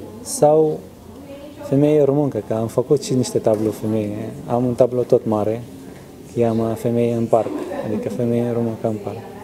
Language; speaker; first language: Romanian; non-native, learner; Arabic